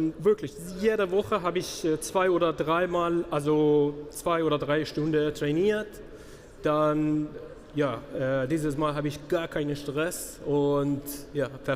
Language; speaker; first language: German; non-native, learner; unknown